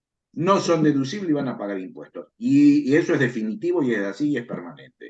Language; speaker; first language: Spanish; native; Spanish